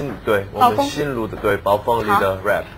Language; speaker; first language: Chinese; non-native, learner; Korean